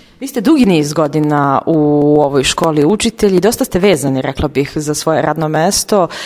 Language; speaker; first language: Serbian; native; Serbian